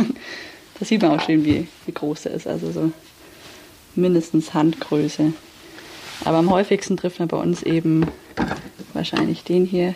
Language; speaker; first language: German; native; German